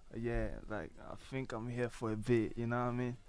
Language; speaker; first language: English; non-native, local second language; Nyanja